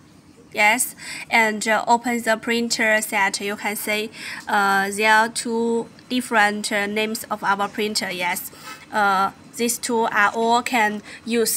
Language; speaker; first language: English; non-native, learner; Chinese